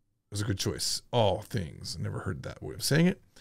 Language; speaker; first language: English; native; English